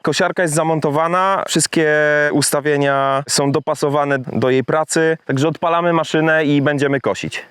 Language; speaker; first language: Polish; native; Polish